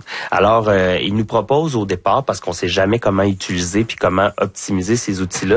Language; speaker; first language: French; native; French